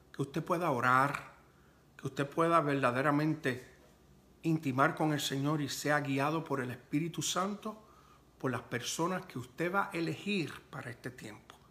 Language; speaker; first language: Spanish; early bilingual, heritage; Spanish